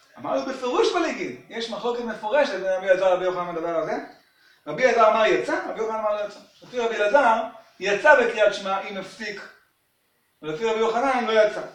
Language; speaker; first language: Hebrew; native; Hebrew